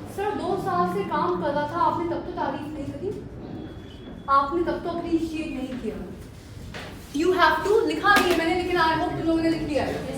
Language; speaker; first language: Hindi; native; Hindi